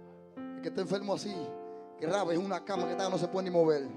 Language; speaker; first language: Spanish; native; Spanish